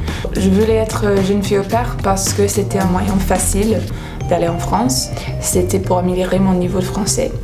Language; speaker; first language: French; non-native, fluent; English